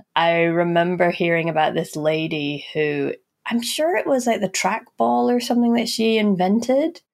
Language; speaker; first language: English; native; English